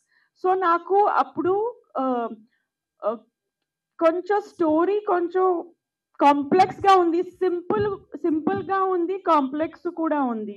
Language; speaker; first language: Telugu; non-native, local second language; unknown